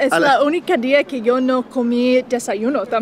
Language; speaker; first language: Spanish; non-native, fluent; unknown